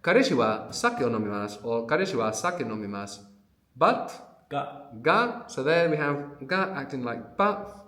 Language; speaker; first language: Japanese; non-native, fluent; English